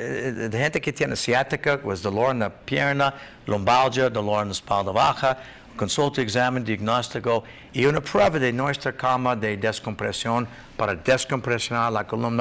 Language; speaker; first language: Spanish; non-native, learner; English